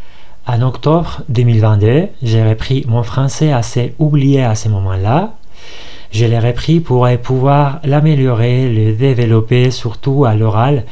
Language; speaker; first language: French; non-native, fluent; Spanish